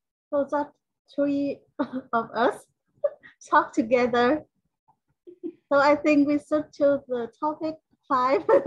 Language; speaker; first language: English; non-native, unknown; Vietnamese